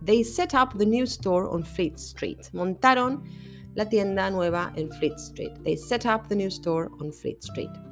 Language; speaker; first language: English; non-native, fluent; Spanish